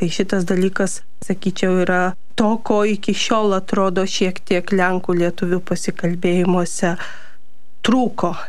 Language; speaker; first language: Lithuanian; early bilingual, heritage; Lithuanian